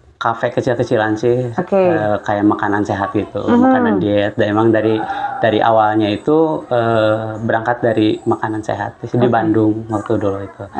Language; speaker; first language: Indonesian; native; Indonesian